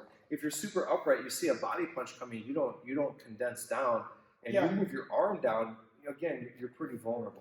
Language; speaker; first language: English; native; English